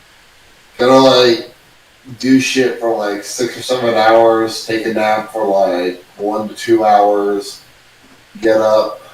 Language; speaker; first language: English; native; English